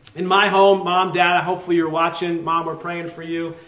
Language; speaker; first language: English; native; English